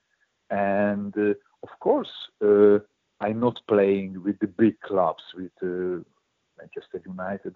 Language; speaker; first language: English; non-native, learner; Hungarian